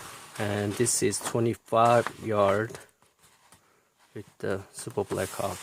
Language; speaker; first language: English; non-native, fluent; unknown